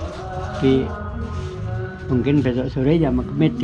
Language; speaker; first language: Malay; non-native, local second language; Javanese